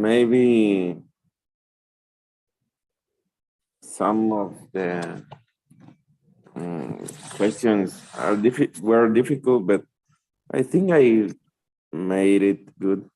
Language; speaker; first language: English; non-native, learner; Spanish